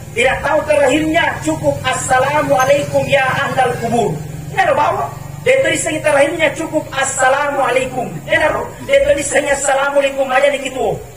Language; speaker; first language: Indonesian; non-native, local second language; Buginese